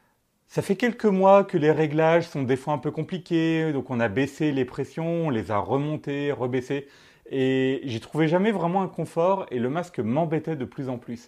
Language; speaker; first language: French; native; French